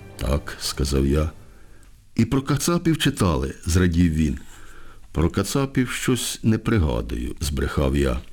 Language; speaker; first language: Ukrainian; native; Ukrainian